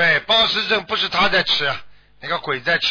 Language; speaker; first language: Chinese; native; Chinese